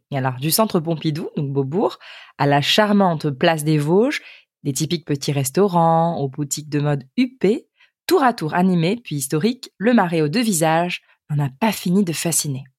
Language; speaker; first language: French; native; French